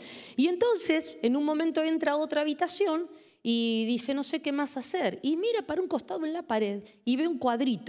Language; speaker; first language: Spanish; native; Spanish